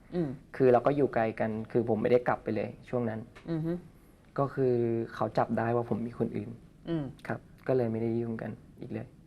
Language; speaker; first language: Thai; native; Thai